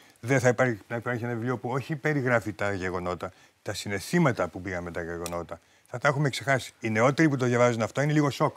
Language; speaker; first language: Greek; early bilingual, heritage; Greek